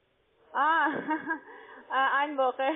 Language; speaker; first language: German; non-native, learner; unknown